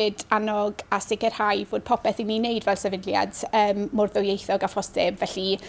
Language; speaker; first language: Welsh; native; Welsh